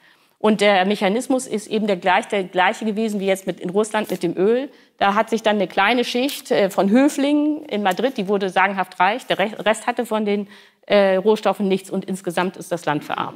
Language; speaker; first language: German; native; German